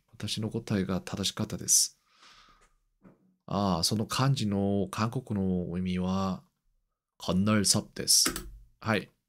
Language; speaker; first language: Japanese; non-native, learner; Korean